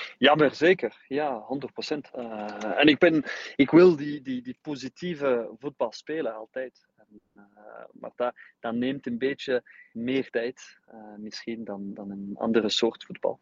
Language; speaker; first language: Dutch; non-native, fluent; English